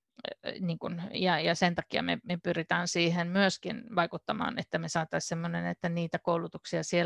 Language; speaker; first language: Finnish; native; Finnish